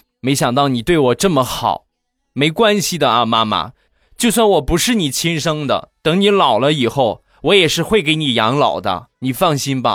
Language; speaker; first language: Chinese; native; Chinese